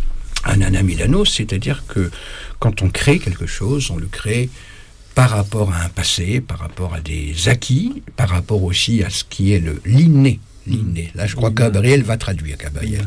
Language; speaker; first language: French; native; French